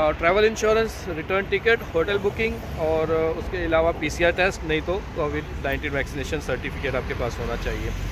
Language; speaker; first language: Urdu; non-native, local second language; Punjabi